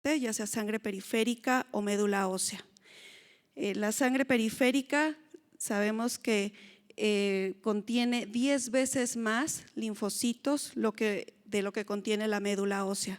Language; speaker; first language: Spanish; native; Spanish